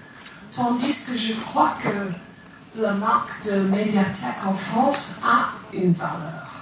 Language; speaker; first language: French; non-native, fluent; English